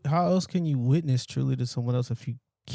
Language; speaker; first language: English; native; English